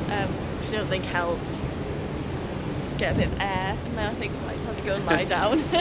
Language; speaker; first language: English; native; English